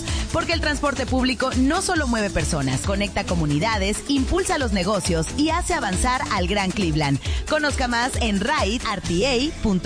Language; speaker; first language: Spanish; native; Spanish